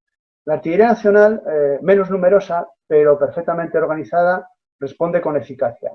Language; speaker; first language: Spanish; native; Spanish